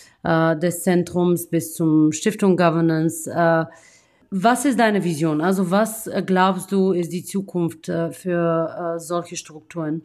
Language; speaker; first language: German; non-native, fluent; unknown